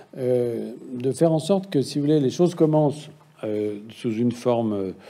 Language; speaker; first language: French; native; French